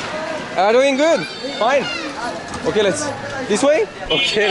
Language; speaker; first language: English; non-native, learner; French